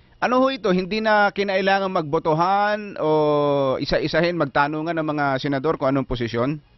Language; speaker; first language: Filipino; native; Filipino